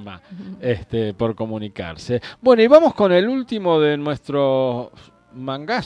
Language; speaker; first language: Spanish; native; Spanish